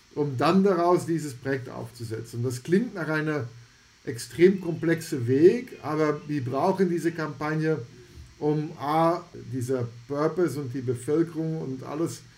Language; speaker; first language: German; non-native, fluent; Dutch